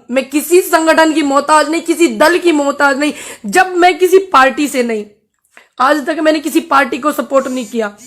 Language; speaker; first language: Hindi; native; Hindi